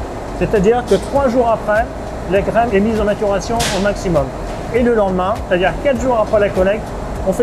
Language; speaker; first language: French; native; French